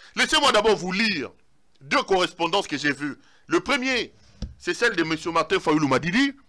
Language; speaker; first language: French; non-native, local second language; Lingala